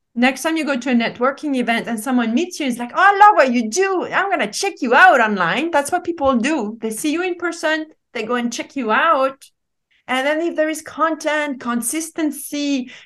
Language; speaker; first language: English; non-native, fluent; French